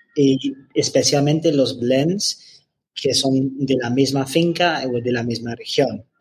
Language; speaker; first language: Spanish; non-native, fluent; English